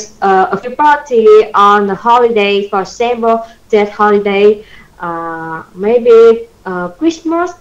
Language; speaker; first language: English; non-native, learner; Vietnamese